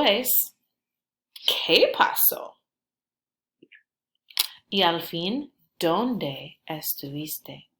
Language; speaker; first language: Spanish; non-native, fluent; English